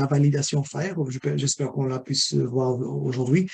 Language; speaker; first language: French; non-native, fluent; Portuguese